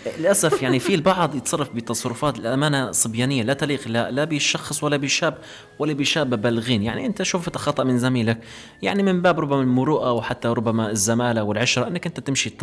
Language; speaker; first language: Arabic; native; Arabic